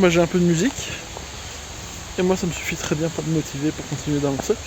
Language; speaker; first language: French; native; French